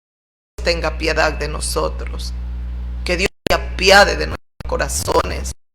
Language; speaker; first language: Spanish; native; Spanish